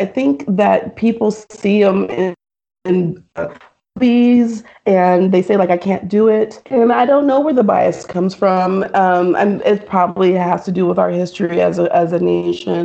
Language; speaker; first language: English; native; English